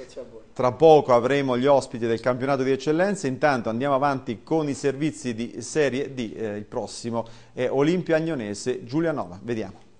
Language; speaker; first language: Italian; native; Italian